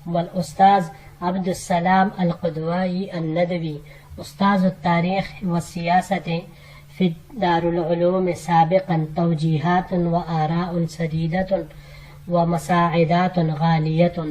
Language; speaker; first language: Arabic; non-native, fluent; Urdu